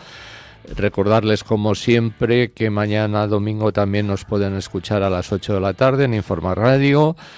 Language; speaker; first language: Spanish; native; Spanish